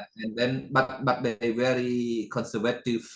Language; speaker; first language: English; non-native, learner; Khmer